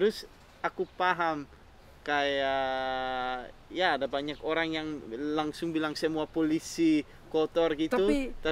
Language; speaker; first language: Indonesian; non-native, fluent; Dutch